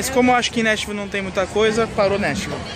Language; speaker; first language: Portuguese; native; Portuguese